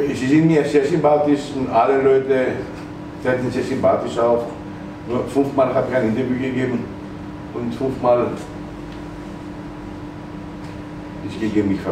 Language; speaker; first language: German; non-native, fluent; Greek